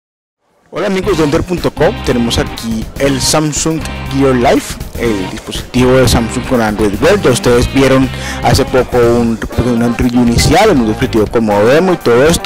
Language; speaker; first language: Spanish; native; Spanish